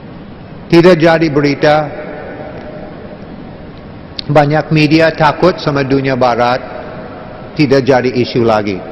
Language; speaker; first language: Indonesian; non-native, learner; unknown